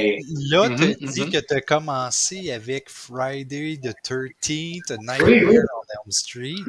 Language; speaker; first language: French; native; French